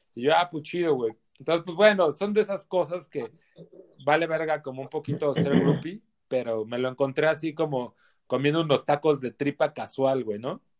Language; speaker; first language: Spanish; native; Spanish